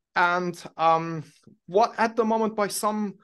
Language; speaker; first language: English; non-native, fluent; German